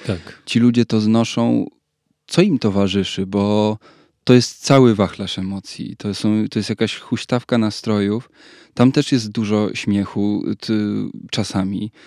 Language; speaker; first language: Polish; native; Polish